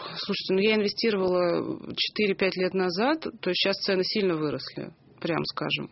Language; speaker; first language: Russian; native; Russian